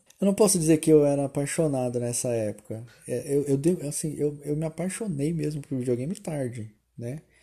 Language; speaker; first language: Portuguese; native; Portuguese